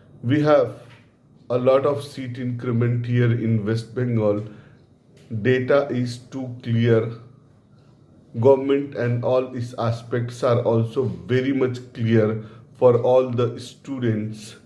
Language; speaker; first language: English; non-native, local second language; Hindi